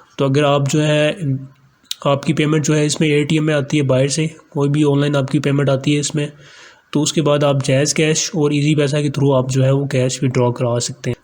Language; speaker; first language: Urdu; non-native, local second language; Punjabi